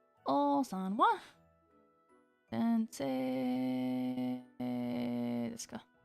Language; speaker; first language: Japanese; non-native, learner; English